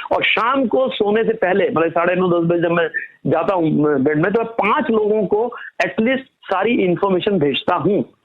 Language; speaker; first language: Hindi; native; Hindi